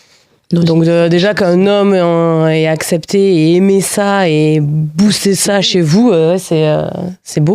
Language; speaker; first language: French; native; French